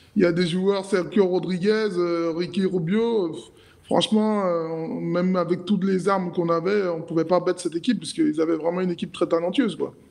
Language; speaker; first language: French; native; French